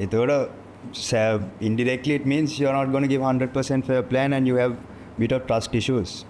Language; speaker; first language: English; non-native, local second language; Sinhala